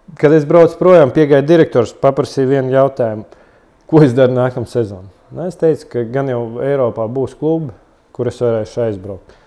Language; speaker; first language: Latvian; non-native, local second language; Russian